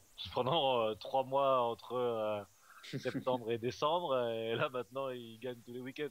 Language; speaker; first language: French; native; French